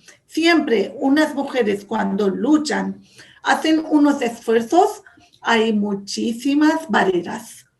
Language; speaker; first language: Spanish; non-native, fluent; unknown